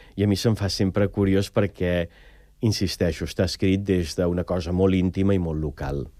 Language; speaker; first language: Catalan; native; Catalan